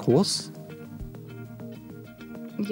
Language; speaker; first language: German; non-native, learner; Russian